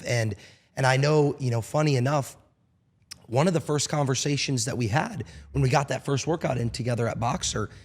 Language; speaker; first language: English; native; English